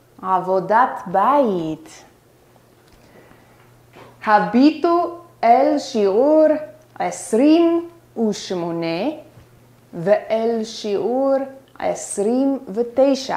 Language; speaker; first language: Hebrew; non-native, fluent; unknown